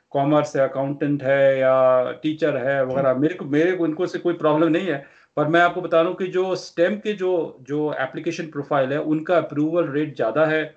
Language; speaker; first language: Hindi; non-native, local second language; Punjabi